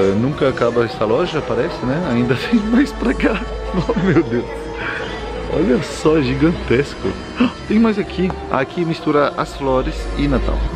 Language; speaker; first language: Portuguese; native; Portuguese